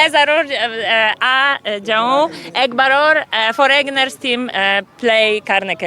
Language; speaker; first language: Hindi; non-native, learner; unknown